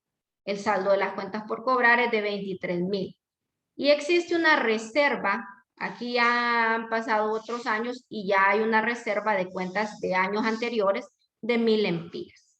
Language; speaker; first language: Spanish; native; Spanish